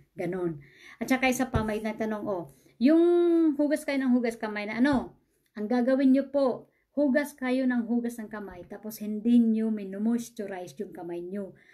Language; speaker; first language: Filipino; non-native, local second language; Cebuano